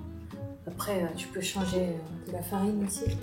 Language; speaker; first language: French; non-native, learner; Japanese